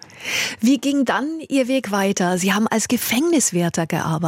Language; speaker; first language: German; native; German